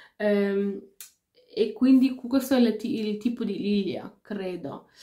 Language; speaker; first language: Italian; non-native, fluent; Finnish